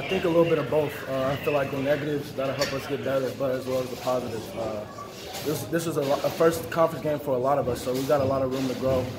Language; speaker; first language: English; native; English